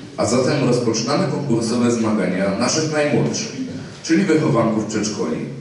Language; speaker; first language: Polish; native; Polish